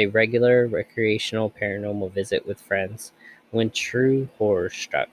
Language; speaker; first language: English; native; English